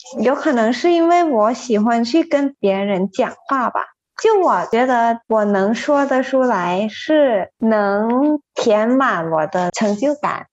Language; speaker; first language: Chinese; non-native, fluent; Thai